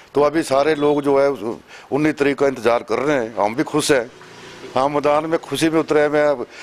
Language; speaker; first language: Hindi; native; Hindi